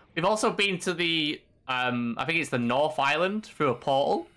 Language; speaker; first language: English; native; English